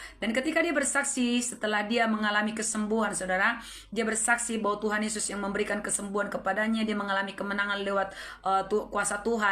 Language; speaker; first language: Malay; native; Malay